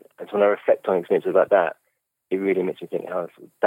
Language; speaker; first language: English; native; English